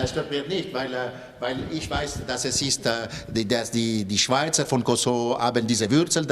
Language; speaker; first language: German; non-native, local second language; French